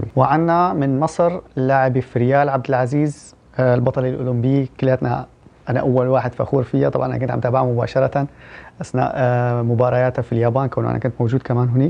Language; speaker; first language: Arabic; early bilingual, heritage; Arabic